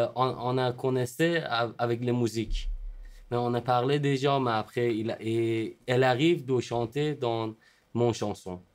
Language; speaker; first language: French; non-native, learner; Persian